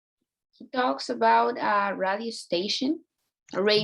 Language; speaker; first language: English; non-native, learner; Spanish